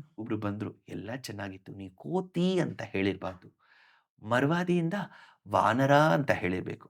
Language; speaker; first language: Kannada; non-native, local second language; Tamil